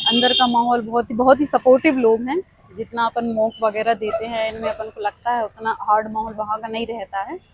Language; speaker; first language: Hindi; native; Hindi